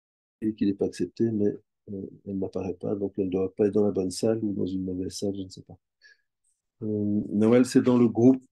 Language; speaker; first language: French; native; French